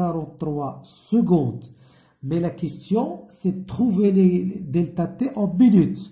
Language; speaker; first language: French; non-native, local second language; Arabic